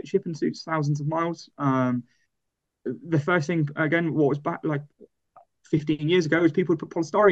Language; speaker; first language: English; native; English